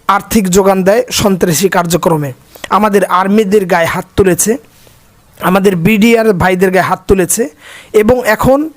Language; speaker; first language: Bangla; native; Bangla